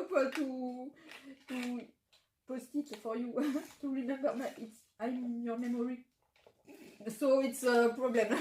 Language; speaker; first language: English; non-native, learner; French